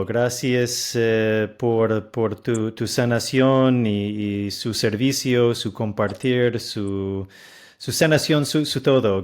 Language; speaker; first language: Spanish; non-native, fluent; English